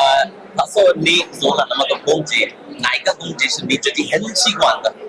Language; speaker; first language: Chinese; non-native, learner; Hindi